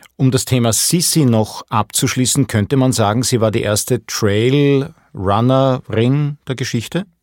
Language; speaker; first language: German; native; German